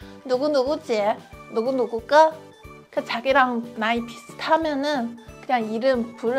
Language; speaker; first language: Korean; non-native, fluent; Chinese